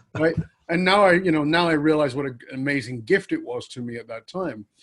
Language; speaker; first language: English; native; English